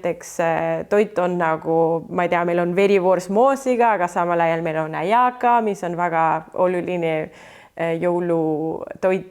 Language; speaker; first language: Estonian; non-native, fluent; Spanish